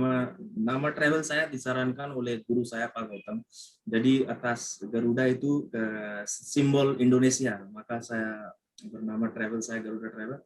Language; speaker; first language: Indonesian; non-native, fluent; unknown